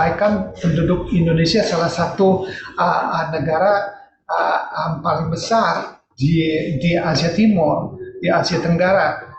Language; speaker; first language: Indonesian; non-native, fluent; English